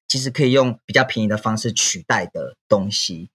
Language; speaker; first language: Chinese; native; Chinese